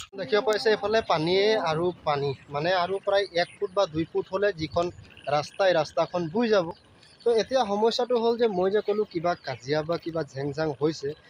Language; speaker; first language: Assamese; native; Assamese